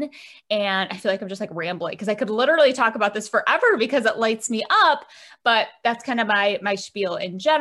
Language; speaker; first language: English; native; English